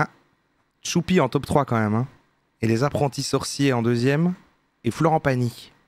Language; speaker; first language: French; native; French